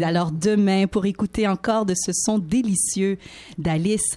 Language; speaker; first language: French; native; French